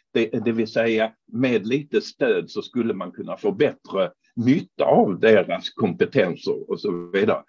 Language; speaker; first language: Swedish; non-native, fluent; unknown